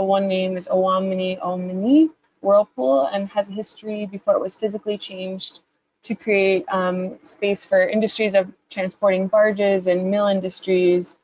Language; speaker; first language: English; native; English